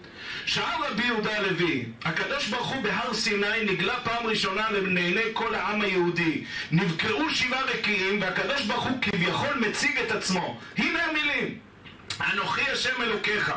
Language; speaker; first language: Hebrew; native; Hebrew